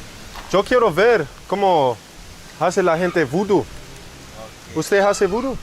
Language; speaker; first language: Spanish; non-native, learner; English